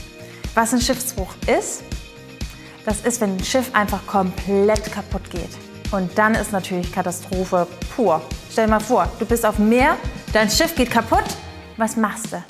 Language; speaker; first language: German; native; German